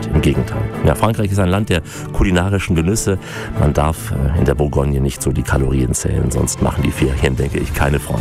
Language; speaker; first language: German; native; German